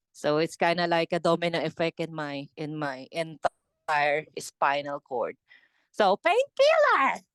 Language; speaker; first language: English; non-native, local second language; Filipino